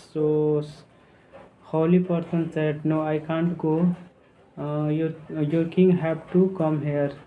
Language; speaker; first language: English; non-native, learner; Hindi